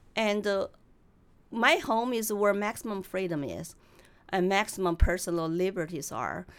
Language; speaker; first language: English; non-native, fluent; Chinese